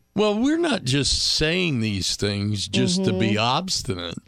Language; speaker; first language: English; native; English